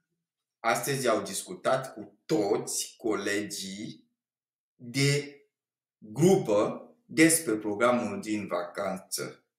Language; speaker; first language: Romanian; non-native, fluent; French